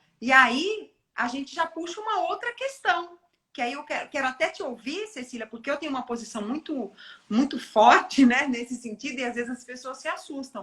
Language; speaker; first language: Portuguese; native; Portuguese